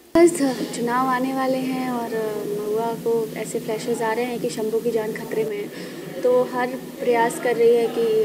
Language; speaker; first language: Hindi; native; Hindi